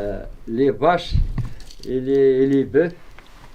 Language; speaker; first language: French; non-native, learner; Arabic